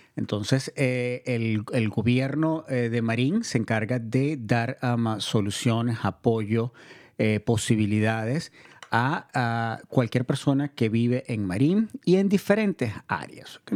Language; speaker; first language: Spanish; native; Spanish